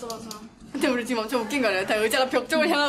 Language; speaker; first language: Korean; native; Korean